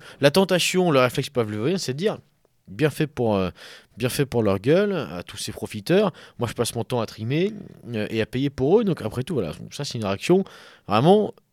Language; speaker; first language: French; native; French